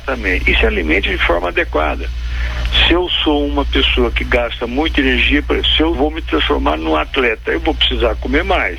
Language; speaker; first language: Portuguese; native; Portuguese